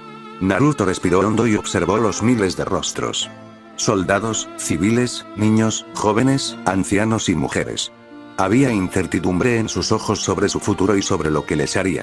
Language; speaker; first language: Spanish; native; Spanish